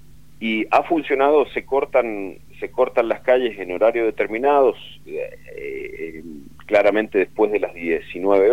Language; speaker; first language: Spanish; native; Spanish